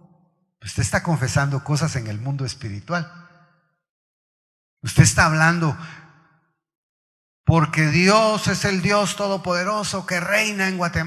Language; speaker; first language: Spanish; native; Spanish